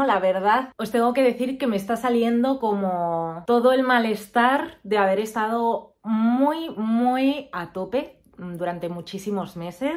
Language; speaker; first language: Spanish; native; Spanish